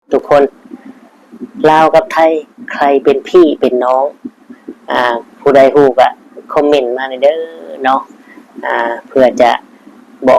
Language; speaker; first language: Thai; non-native, local second language; Lao